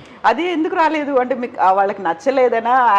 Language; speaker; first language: Telugu; native; Telugu